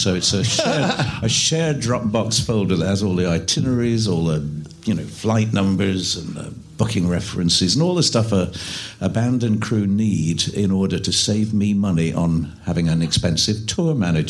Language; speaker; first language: English; native; English